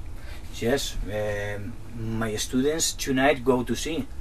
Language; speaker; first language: English; non-native, learner; Spanish